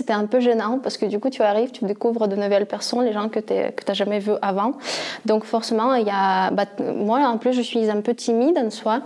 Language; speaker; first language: French; non-native, fluent; Russian